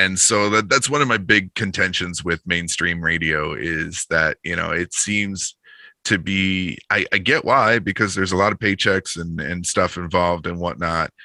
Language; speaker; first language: English; native; English